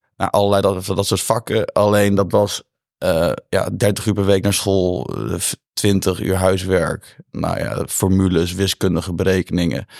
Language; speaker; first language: Dutch; native; Dutch